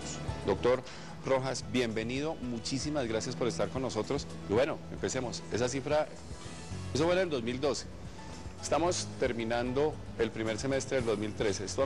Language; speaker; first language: Spanish; native; Spanish